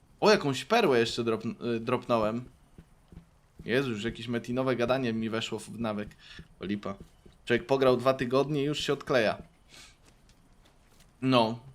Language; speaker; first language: Polish; native; Polish